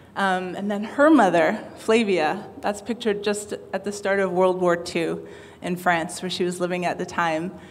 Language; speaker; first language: English; native; English